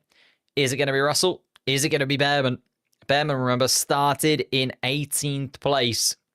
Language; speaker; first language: English; native; English